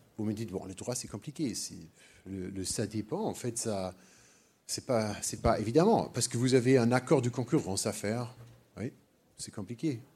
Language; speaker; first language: French; non-native, fluent; German